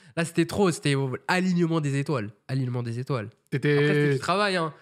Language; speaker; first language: French; native; French